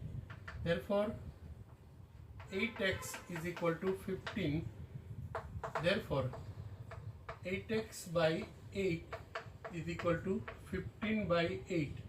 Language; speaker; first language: English; non-native, local second language; Gujarati